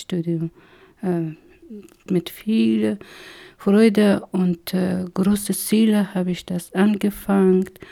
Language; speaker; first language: German; non-native, learner; Persian